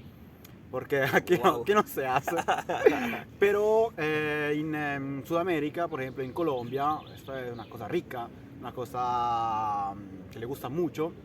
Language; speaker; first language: Spanish; early bilingual, heritage; Italian